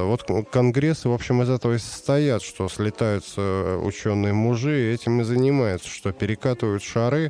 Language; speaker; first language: Russian; native; Russian